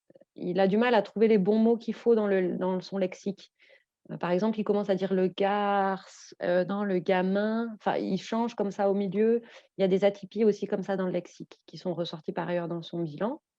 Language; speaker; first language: French; native; French